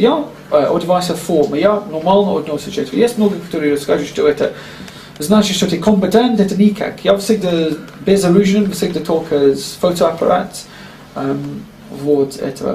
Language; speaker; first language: Russian; non-native, learner; English